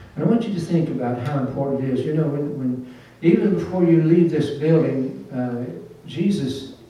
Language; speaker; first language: English; native; English